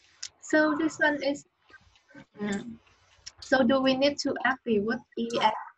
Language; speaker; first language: English; non-native, learner; Vietnamese